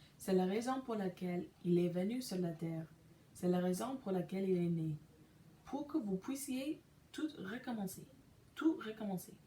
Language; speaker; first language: French; non-native, local second language; English